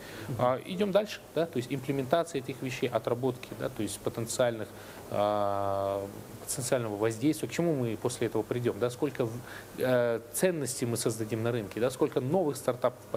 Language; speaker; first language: Russian; native; Russian